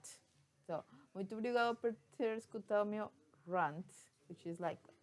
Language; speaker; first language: Portuguese; non-native, fluent; Spanish